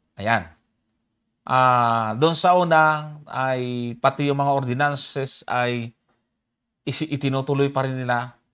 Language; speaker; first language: Filipino; native; Filipino